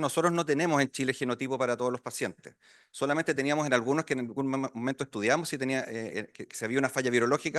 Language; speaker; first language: Spanish; native; Spanish